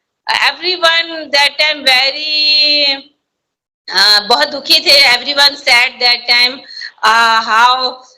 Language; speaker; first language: English; non-native, learner; Hindi